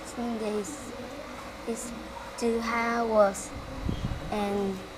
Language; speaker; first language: English; non-native, learner; Vietnamese